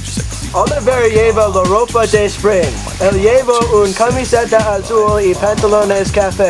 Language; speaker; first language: Spanish; non-native, learner; English